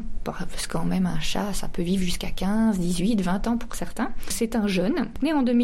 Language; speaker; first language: French; native; French